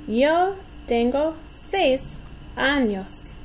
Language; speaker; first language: Spanish; non-native, fluent; English